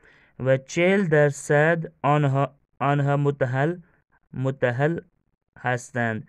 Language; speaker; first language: Persian; non-native, fluent; Urdu